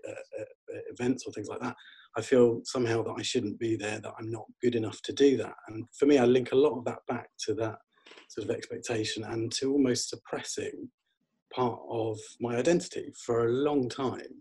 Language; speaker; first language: English; native; English